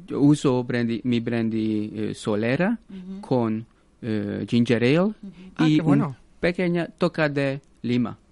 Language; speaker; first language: Spanish; non-native, learner; Hungarian